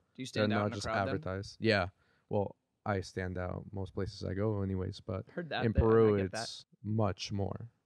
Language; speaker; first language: English; early bilingual, other home language; Spanish